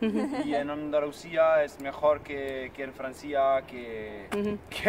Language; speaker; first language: Spanish; non-native, learner; French